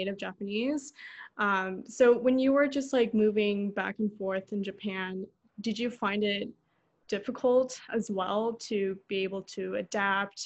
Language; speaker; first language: English; early bilingual, other home language; Korean